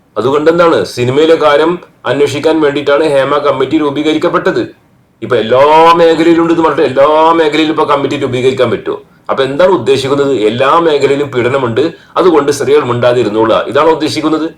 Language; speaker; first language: Malayalam; native; Malayalam